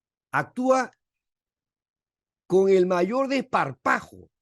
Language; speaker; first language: Spanish; native; Spanish